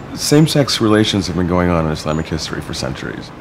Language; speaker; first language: English; native; English